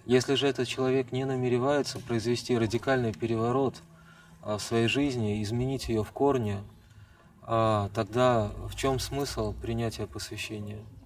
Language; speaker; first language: Russian; native; Russian